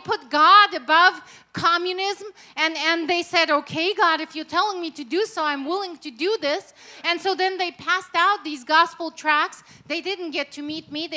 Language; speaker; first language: English; non-native, fluent; Russian